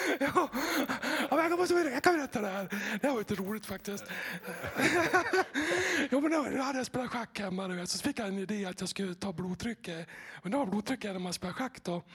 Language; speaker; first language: Swedish; native; Swedish